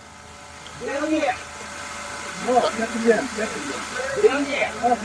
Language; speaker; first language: French; native; French